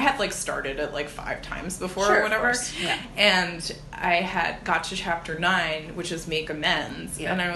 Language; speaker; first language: English; native; English